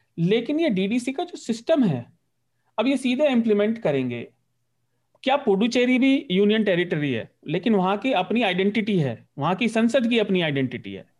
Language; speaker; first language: Hindi; native; Hindi